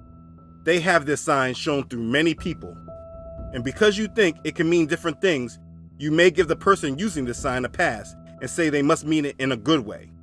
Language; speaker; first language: English; native; English